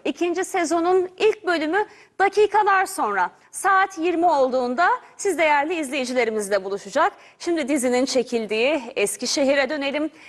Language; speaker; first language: Turkish; native; Turkish